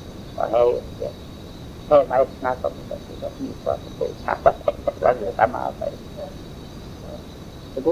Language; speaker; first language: Danish; native; Danish